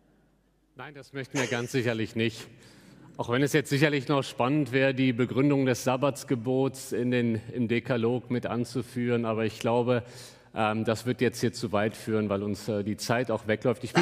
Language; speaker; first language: German; native; German